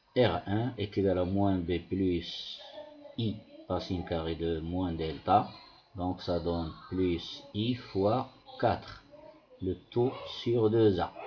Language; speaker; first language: French; non-native, local second language; Arabic